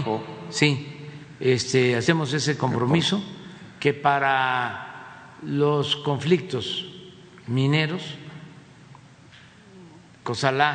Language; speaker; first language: Spanish; native; Spanish